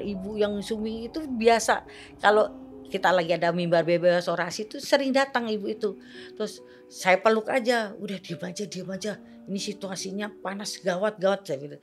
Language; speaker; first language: Indonesian; native; Indonesian